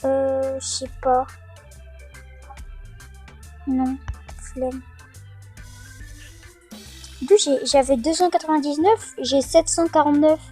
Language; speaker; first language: French; native; French